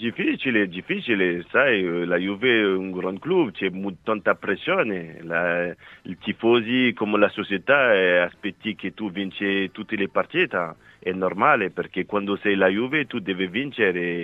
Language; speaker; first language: Italian; non-native, fluent; French